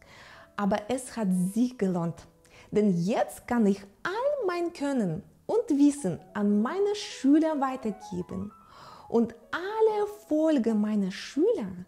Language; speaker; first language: German; non-native, fluent; Russian